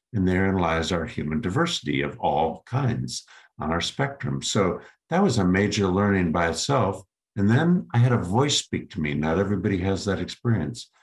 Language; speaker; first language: English; native; English